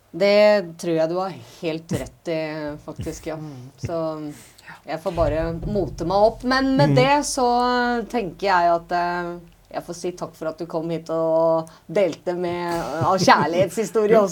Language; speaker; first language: Norwegian; native; Norwegian